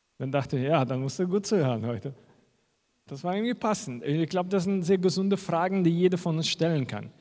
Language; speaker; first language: German; non-native, fluent; Russian